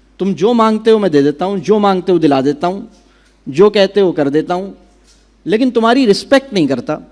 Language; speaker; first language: Urdu; native; Urdu